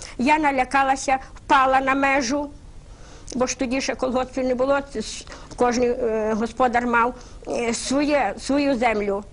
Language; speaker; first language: Ukrainian; native; Ukrainian